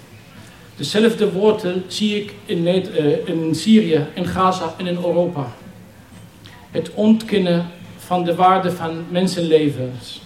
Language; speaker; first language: Dutch; non-native, fluent; Arabic